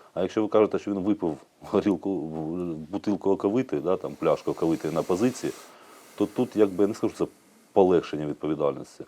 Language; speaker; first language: Ukrainian; native; Ukrainian